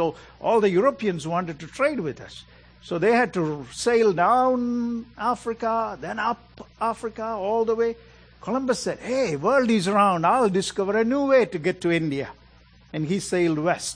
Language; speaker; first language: English; non-native, local second language; Malayalam